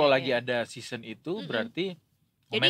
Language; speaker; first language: Indonesian; native; Indonesian